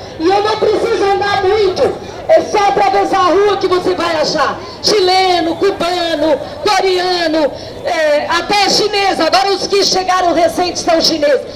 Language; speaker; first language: Portuguese; native; Portuguese